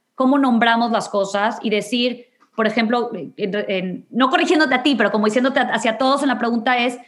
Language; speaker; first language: Spanish; native; Spanish